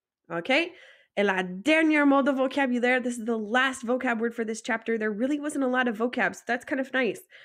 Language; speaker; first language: English; native; English